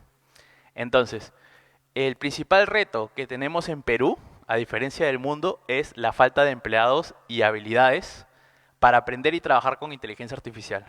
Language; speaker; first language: Spanish; native; Spanish